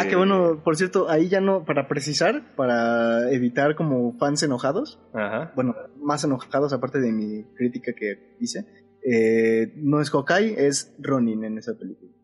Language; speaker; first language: Spanish; native; Spanish